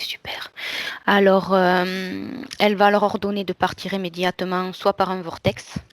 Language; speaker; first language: French; native; French